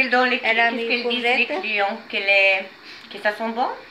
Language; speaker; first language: French; non-native, fluent; Arabic